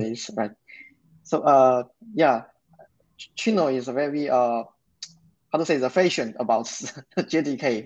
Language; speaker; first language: English; non-native, learner; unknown